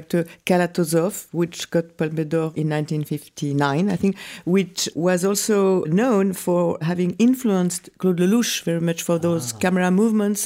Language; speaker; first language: English; non-native, fluent; French